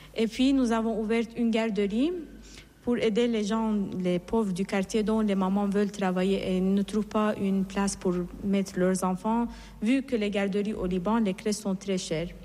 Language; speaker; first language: French; non-native, fluent; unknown